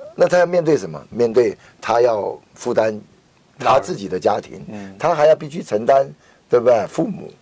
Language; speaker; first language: Chinese; native; Chinese